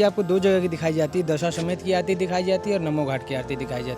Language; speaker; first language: Hindi; native; Hindi